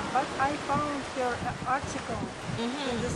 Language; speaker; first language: English; non-native, fluent; Russian